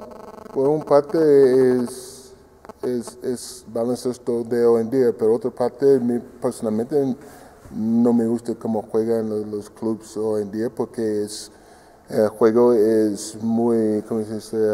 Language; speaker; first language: Spanish; non-native, fluent; English